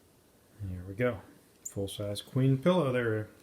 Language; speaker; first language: English; native; English